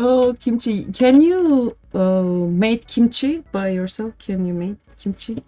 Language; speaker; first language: English; non-native, learner; Turkish